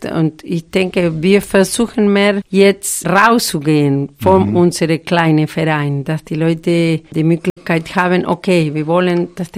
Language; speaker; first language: German; non-native, learner; Spanish